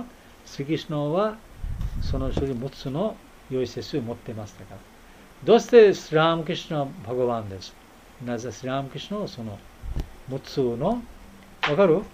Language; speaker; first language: Japanese; non-native, fluent; Bangla